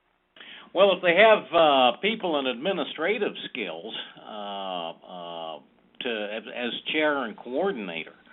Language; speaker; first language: English; native; English